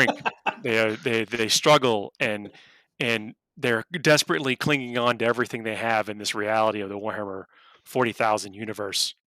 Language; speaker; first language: English; native; English